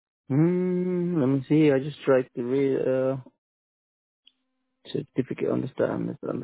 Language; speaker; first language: English; non-native, learner; Spanish